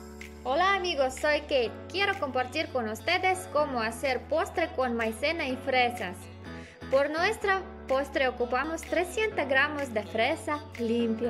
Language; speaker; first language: Spanish; non-native, learner; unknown